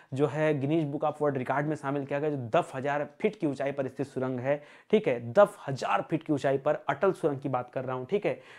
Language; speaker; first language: Hindi; native; Hindi